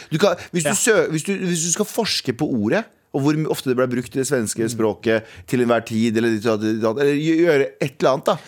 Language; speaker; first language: Norwegian; early bilingual, other home language; Kurdish